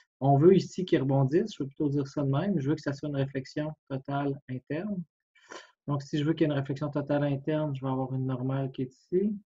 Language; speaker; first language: French; native; French